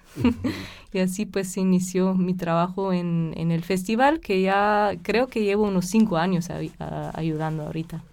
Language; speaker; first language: Spanish; non-native, fluent; German